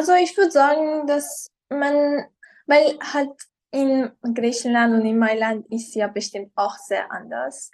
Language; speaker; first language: German; non-native, fluent; Persian